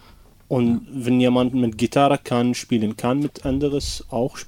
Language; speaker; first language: German; non-native, learner; Arabic